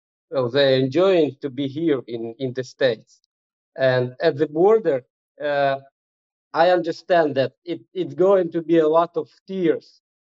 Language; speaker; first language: English; non-native, fluent; Ukrainian